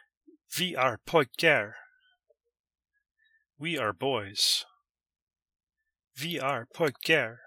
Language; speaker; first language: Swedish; non-native, learner; English